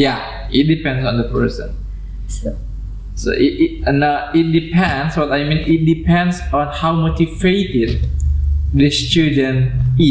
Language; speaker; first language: English; non-native, fluent; Indonesian